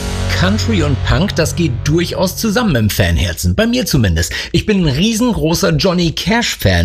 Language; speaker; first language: German; native; German